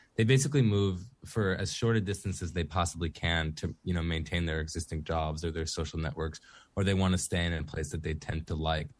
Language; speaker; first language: English; native; English